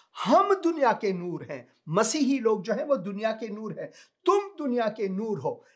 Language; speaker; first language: Urdu; non-native, local second language; Punjabi